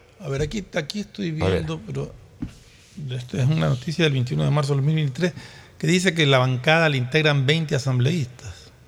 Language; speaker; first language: Spanish; native; Spanish